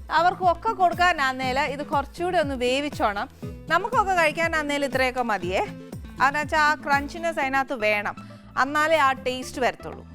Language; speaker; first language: Malayalam; native; Malayalam